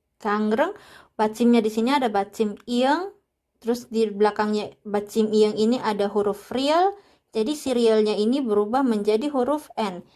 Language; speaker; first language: Indonesian; native; Indonesian